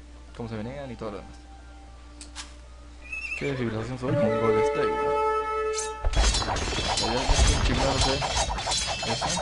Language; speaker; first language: Spanish; native; Spanish